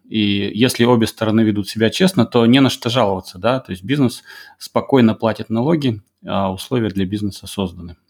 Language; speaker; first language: Russian; native; Russian